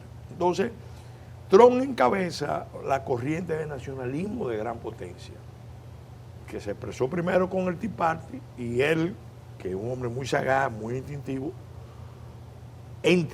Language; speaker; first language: Spanish; native; Spanish